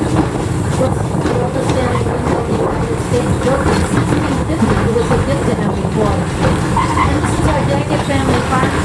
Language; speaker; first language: English; native; English